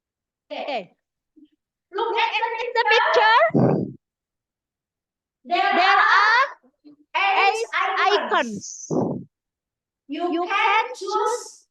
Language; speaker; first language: English; non-native, learner; Indonesian